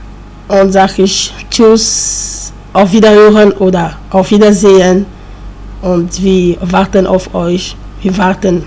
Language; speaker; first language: German; non-native, learner; French